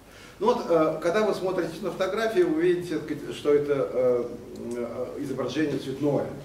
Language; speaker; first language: Russian; native; Russian